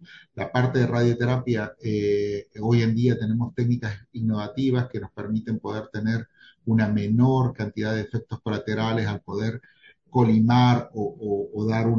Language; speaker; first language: Spanish; native; Spanish